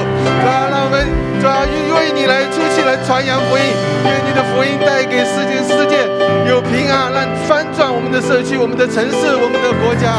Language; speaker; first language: Chinese; native; Chinese